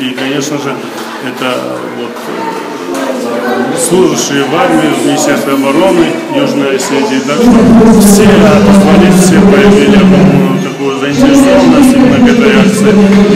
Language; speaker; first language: Russian; native; Russian